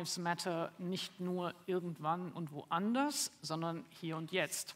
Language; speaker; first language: German; native; German